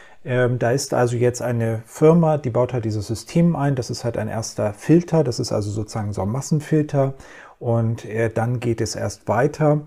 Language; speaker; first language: German; native; German